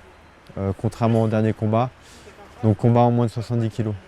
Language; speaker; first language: French; native; French